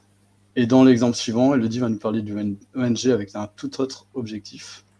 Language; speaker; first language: French; native; French